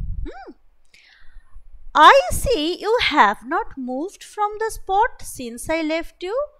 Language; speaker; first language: English; non-native, local second language; Bangla